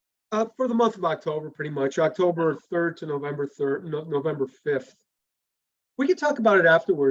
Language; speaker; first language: English; native; English